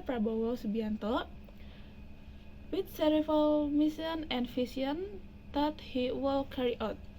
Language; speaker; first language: English; non-native, learner; Indonesian